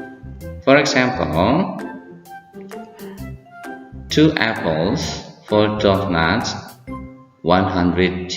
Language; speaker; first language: English; non-native, fluent; Indonesian